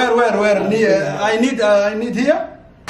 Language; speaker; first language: English; non-native, learner; Somali